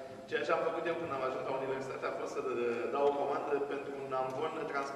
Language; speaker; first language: Romanian; native; Romanian